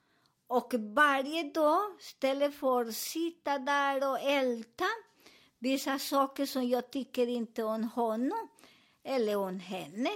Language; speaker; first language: Swedish; non-native, learner; Spanish